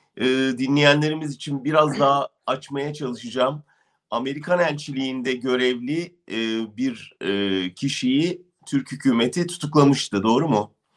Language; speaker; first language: Turkish; native; Turkish